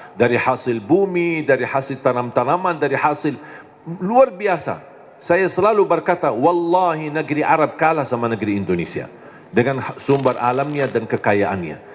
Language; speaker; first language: Indonesian; non-native, fluent; Arabic